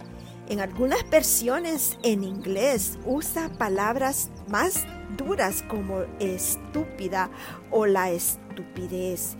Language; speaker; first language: Spanish; native; Spanish